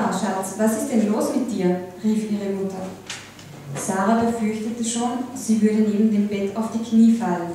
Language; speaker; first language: German; native; German